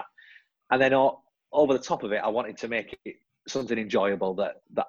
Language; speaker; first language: English; native; English